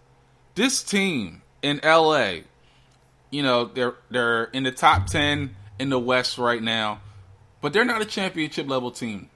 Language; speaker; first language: English; native; English